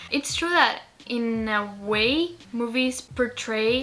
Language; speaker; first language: English; non-native, fluent; Spanish